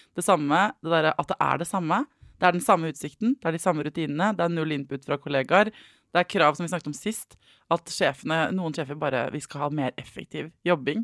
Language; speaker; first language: Norwegian; native; Norwegian